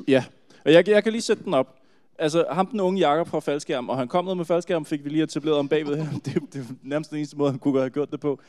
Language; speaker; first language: Danish; native; Danish